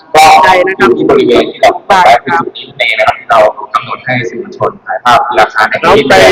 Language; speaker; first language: Thai; non-native, fluent; Khmer